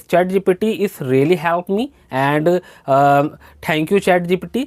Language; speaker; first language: English; non-native, learner; Hindi